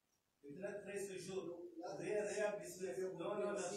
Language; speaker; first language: French; non-native, learner; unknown